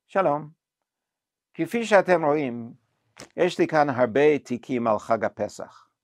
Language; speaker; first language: Hebrew; non-native, fluent; English